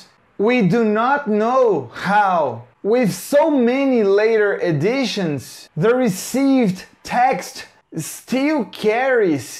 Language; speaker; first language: English; non-native, fluent; Portuguese